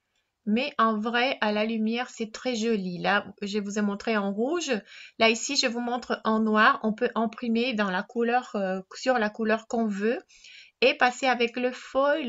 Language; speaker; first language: French; non-native, fluent; Spanish